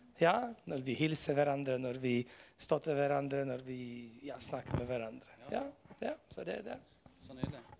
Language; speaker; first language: Norwegian; non-native, learner; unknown